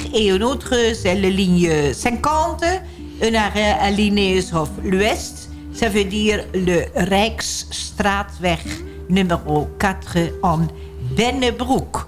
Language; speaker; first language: French; non-native, learner; Dutch